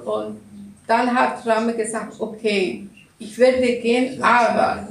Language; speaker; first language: German; non-native, learner; Russian